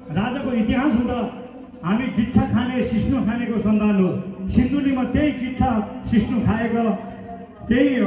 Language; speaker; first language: Nepali; non-native, local second language; Eastern Tamang